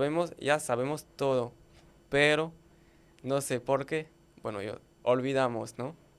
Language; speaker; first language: Spanish; non-native, learner; French